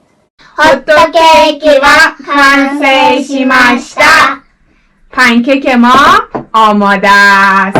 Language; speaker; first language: Japanese; non-native, learner; Persian